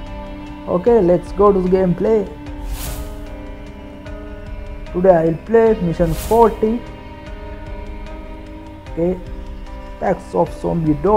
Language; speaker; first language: English; non-native, learner; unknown